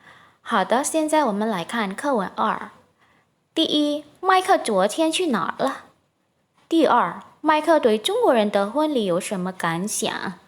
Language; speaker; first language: Chinese; non-native, fluent; Indonesian